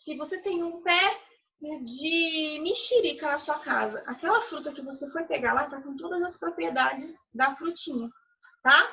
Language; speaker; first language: Portuguese; native; Portuguese